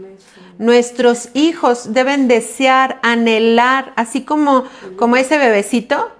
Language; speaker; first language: Spanish; native; Spanish